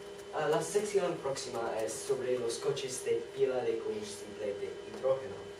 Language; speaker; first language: Spanish; non-native, learner; English